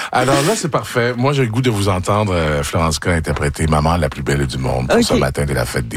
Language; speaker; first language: French; native; French